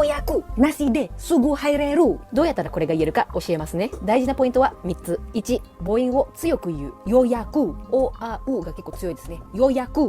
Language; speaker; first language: Japanese; native; Japanese